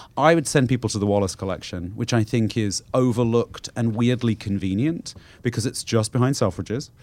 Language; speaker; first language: English; native; English